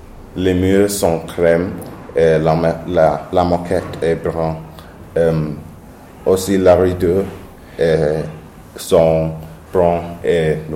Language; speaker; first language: French; non-native, learner; English